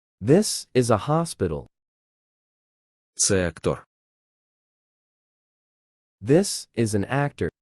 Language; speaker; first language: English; non-native, fluent; Ukrainian